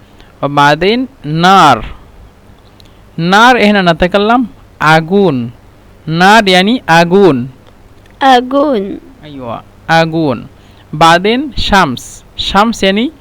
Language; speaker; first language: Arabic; non-native, fluent; Bangla